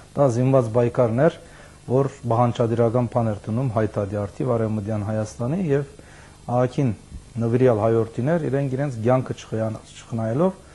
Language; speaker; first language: Armenian; early bilingual, heritage; Armenian